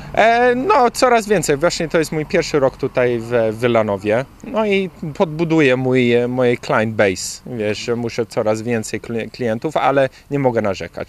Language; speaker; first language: Polish; early bilingual, heritage; Polish